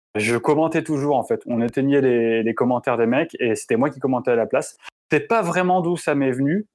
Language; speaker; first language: French; native; French